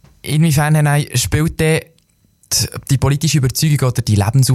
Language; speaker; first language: German; native; German